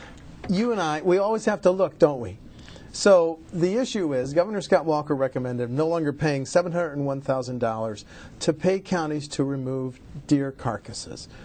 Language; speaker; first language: English; native; English